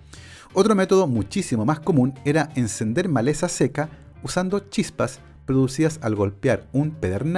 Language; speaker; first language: Spanish; native; Spanish